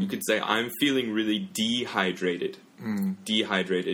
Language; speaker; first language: English; native; English